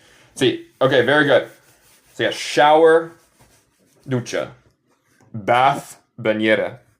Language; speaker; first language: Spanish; non-native, fluent; English